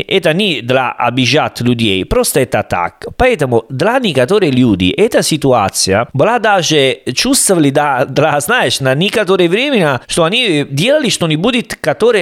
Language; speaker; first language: Russian; non-native, learner; Italian